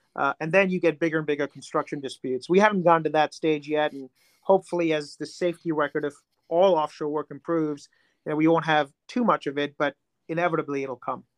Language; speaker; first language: English; non-native, local second language; Hindi